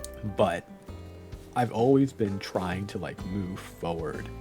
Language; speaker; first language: English; native; English